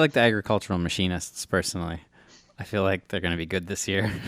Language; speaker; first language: English; native; English